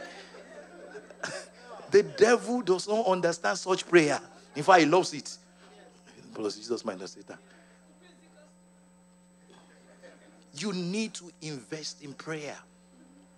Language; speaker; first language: English; non-native, local second language; Yoruba